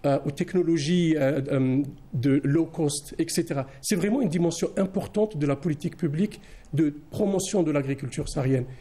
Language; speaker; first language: French; non-native, local second language; Arabic